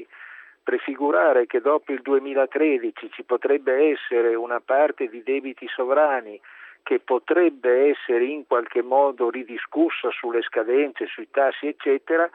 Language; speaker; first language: Italian; native; Italian